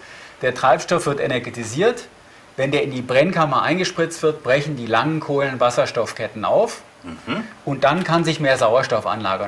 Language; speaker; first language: German; native; German